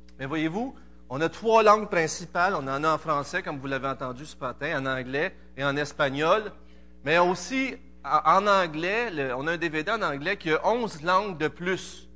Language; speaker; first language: French; native; French